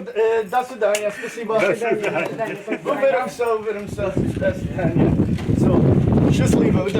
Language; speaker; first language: Russian; non-native, learner; English